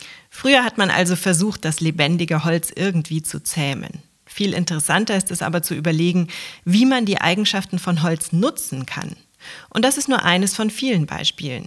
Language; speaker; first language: German; native; German